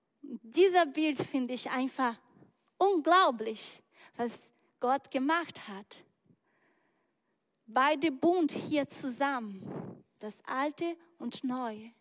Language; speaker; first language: German; non-native, learner; Portuguese